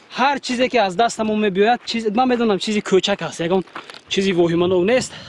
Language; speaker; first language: Tajik; native; Tajik